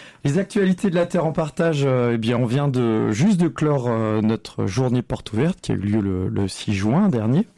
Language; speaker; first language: French; native; French